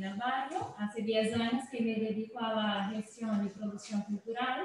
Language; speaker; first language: Spanish; non-native, fluent; Portuguese